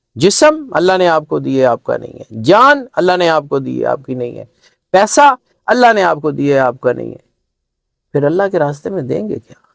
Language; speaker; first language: Urdu; non-native, local second language; Punjabi